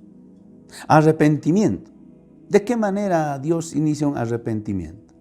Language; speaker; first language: Spanish; native; Spanish